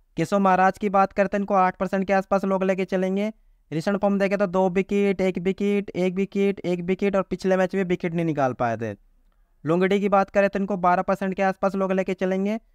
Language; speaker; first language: Hindi; native; Hindi